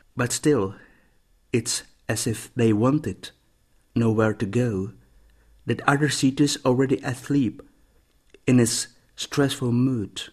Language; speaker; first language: English; non-native, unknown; Czech